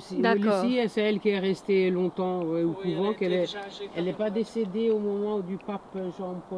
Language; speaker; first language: French; non-native, fluent; Portuguese